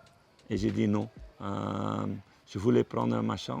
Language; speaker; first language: French; non-native, local second language; Dutch